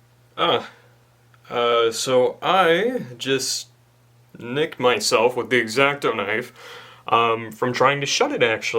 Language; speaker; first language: English; native; English